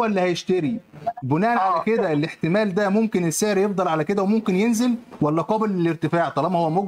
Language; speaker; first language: Arabic; native; Arabic